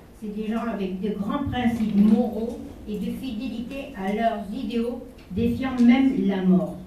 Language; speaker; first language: French; non-native, local second language; Spanish